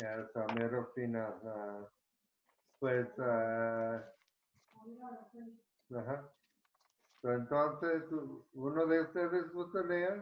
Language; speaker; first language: Spanish; early bilingual, heritage; Spanish